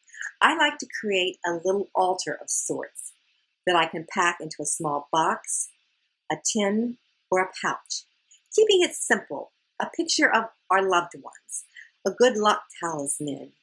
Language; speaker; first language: English; native; English